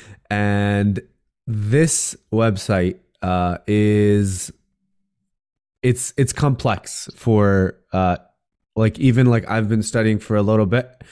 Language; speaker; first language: English; native; English